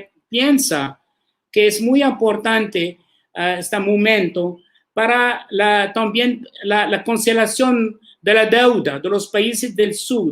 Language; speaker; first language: Spanish; non-native, learner; Arabic